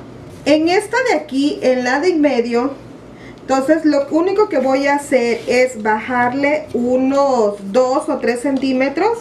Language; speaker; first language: Spanish; native; Spanish